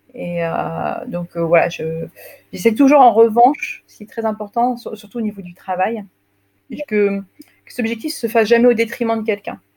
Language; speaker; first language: French; native; French